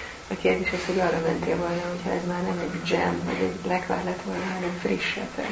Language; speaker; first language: Hungarian; native; Hungarian